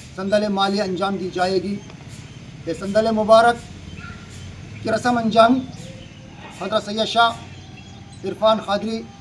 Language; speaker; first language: Urdu; native; Urdu